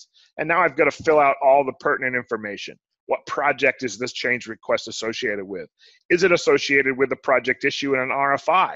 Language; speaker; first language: English; native; English